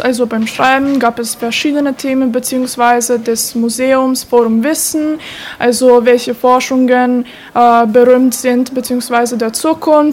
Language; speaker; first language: German; non-native, fluent; Macedonian